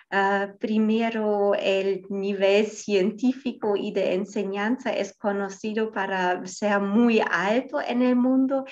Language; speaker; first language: Spanish; non-native, fluent; German